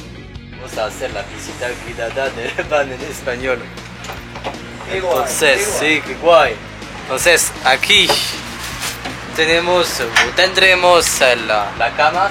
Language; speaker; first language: Spanish; non-native, learner; French